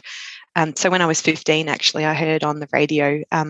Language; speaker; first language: English; native; English